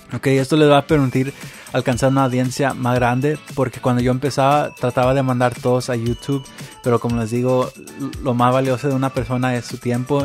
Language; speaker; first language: Spanish; early bilingual, heritage; Spanish